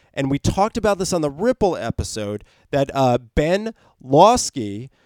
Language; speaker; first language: English; native; English